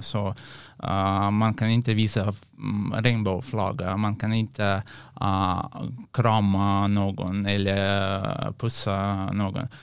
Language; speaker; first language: Swedish; non-native, learner; Russian